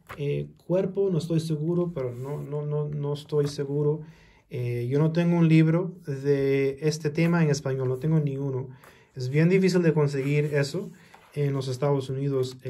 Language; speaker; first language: Spanish; early bilingual, heritage; Spanish